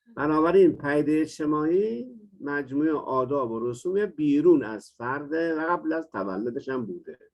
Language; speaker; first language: Persian; native; Persian